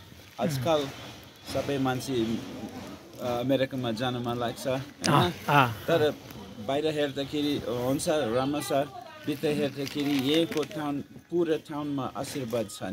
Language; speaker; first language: Nepali; non-native, fluent; English